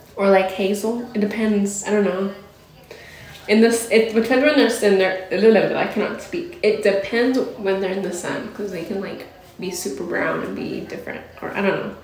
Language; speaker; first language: English; native; English